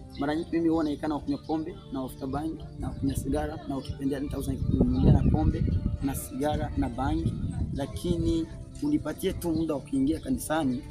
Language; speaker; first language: Swahili; non-native, local second language; Rundi